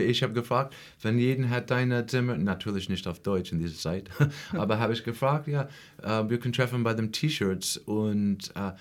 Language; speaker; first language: German; non-native, learner; English